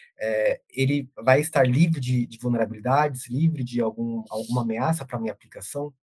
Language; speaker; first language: Portuguese; native; Portuguese